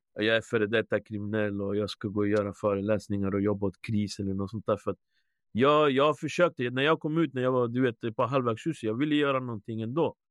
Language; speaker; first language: Swedish; early bilingual, other home language; Spanish